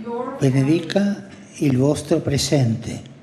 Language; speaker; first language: Italian; non-native, fluent; Spanish